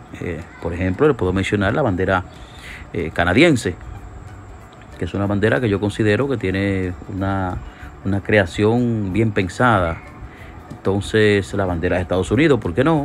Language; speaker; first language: Spanish; native; Spanish